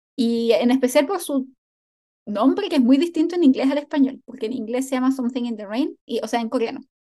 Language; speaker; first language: Spanish; native; Spanish